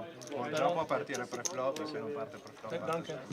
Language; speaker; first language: Italian; native; Italian